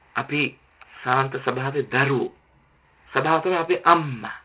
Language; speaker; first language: English; non-native, local second language; Sinhala